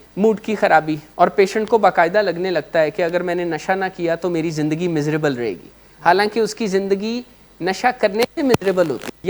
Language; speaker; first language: Urdu; non-native, local second language; Punjabi